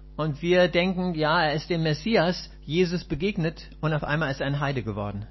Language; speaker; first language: German; native; German